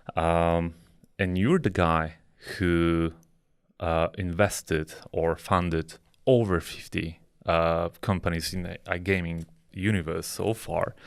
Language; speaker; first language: English; non-native, fluent; Polish